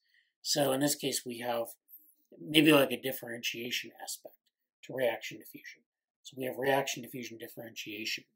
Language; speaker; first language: English; native; English